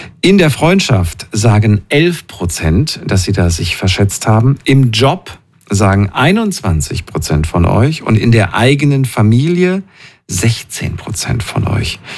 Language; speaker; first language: German; native; German